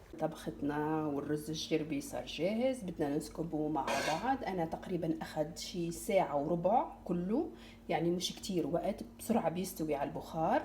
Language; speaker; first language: Arabic; native; Arabic